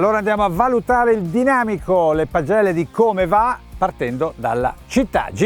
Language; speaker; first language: Italian; native; Italian